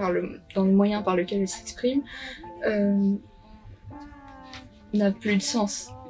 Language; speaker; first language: French; non-native, fluent; Persian